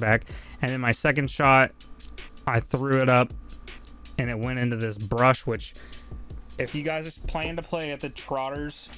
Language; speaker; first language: English; native; English